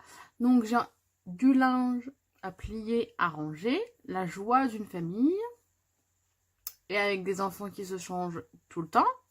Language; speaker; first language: French; native; French